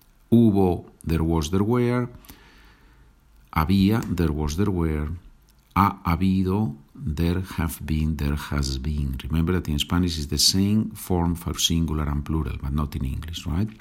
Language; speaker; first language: English; non-native, fluent; Spanish